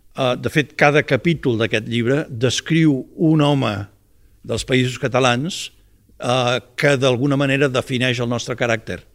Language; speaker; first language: Catalan; early bilingual, heritage; Catalan